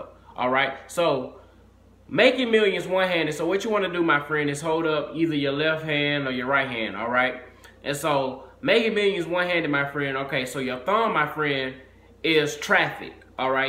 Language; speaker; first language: English; native; English